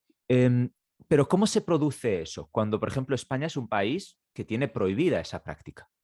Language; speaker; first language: Spanish; native; Spanish